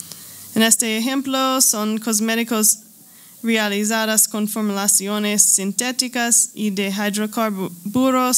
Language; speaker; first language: Spanish; non-native, learner; English